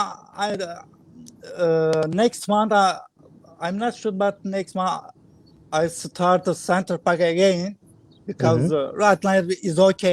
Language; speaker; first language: English; non-native, learner; Kurdish